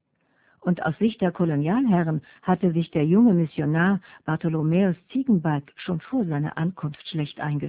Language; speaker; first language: German; native; German